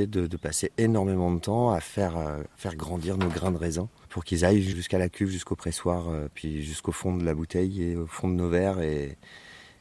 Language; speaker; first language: French; native; French